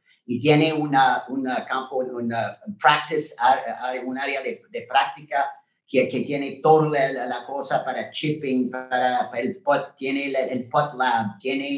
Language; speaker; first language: Spanish; non-native, learner; French